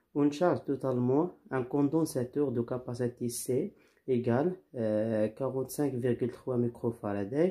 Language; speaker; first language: French; non-native, local second language; Arabic